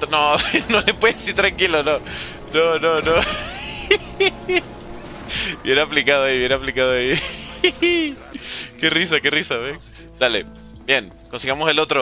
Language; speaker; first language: Spanish; native; Spanish